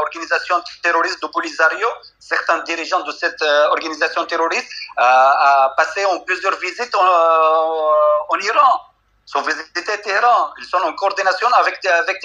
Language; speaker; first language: French; non-native, fluent; Arabic